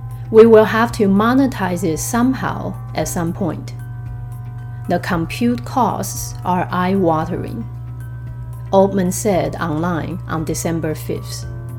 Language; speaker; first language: English; non-native, fluent; Chinese